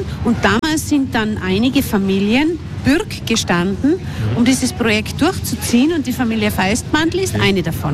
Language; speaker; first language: German; native; German